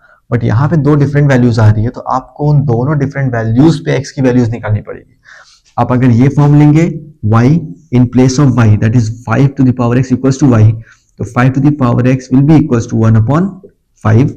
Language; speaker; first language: Hindi; native; Hindi